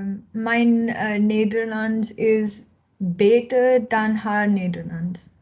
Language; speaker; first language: Dutch; non-native, learner; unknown